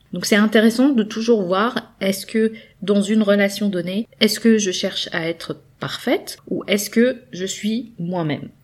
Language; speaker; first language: French; native; French